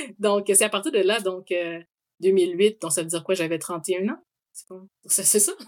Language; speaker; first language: French; native; French